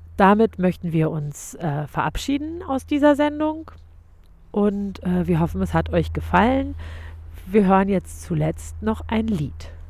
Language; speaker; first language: German; native; German